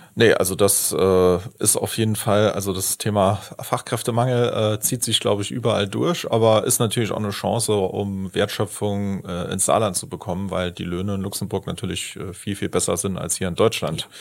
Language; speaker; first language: German; native; German